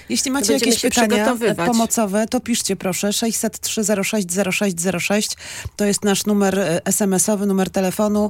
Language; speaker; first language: Polish; native; Polish